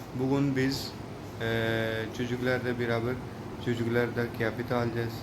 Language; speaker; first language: Turkish; non-native, learner; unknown